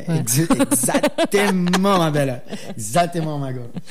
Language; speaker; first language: French; non-native, learner; Portuguese